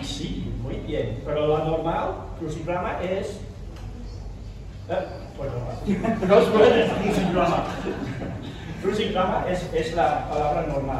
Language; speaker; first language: Spanish; non-native, fluent; English